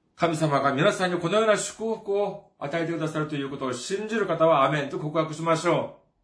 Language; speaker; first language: Japanese; non-native, fluent; Korean